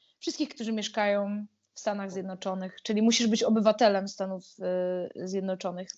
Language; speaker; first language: Polish; native; Polish